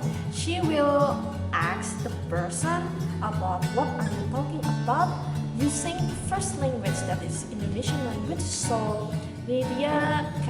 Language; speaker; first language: English; non-native, learner; Indonesian